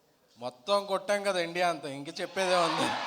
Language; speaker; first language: Telugu; native; Telugu